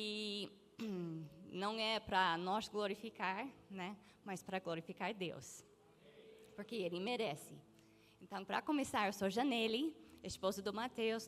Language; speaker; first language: Portuguese; non-native, fluent; English